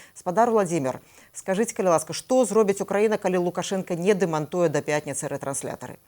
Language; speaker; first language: Belarusian; native; Belarusian